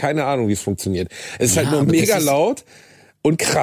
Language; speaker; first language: German; native; German